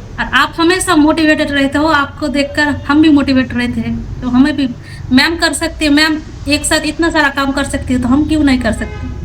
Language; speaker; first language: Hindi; non-native, local second language; Bangla